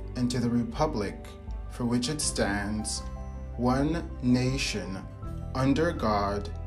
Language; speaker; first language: English; native; English